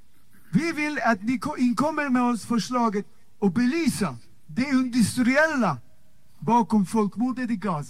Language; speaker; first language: Swedish; non-native, fluent; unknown